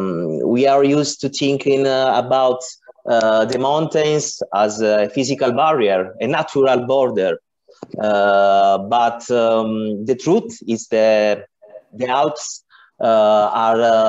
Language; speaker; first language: English; non-native, learner; Italian